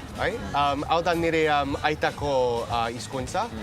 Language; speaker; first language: Basque; non-native, learner; English